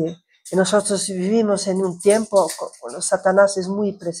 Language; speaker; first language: Spanish; non-native, fluent; Croatian